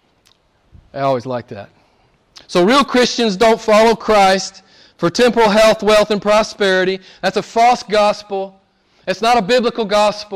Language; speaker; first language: English; native; English